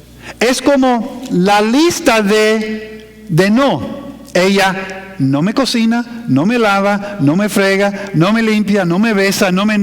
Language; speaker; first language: Spanish; non-native, fluent; English